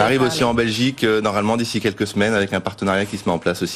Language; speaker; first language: French; native; French